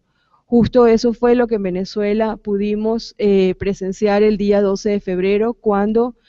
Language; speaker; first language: Spanish; native; Spanish